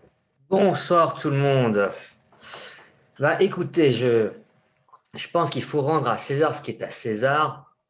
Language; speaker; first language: French; native; French